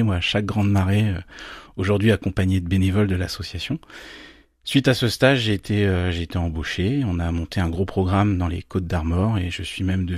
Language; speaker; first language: French; native; French